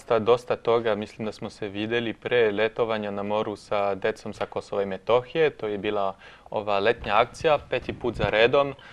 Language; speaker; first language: Croatian; non-native, fluent; French